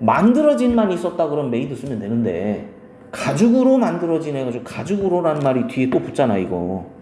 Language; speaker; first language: Korean; native; Korean